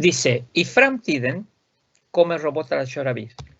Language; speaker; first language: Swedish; non-native, fluent; Spanish